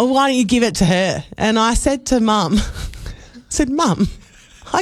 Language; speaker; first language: English; native; English